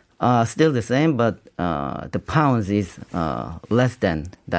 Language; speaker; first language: English; non-native, learner; Korean